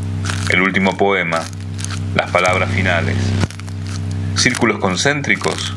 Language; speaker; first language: Spanish; native; Spanish